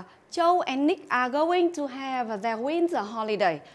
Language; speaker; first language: English; non-native, fluent; Vietnamese